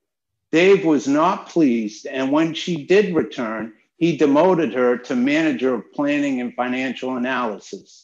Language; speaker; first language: English; native; English